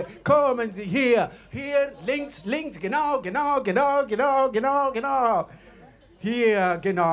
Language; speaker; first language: German; non-native, fluent; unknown